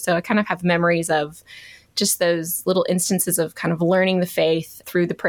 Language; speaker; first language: English; native; English